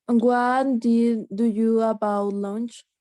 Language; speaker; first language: English; non-native, learner; Spanish